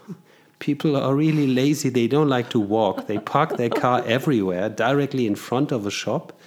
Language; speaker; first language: English; non-native, fluent; German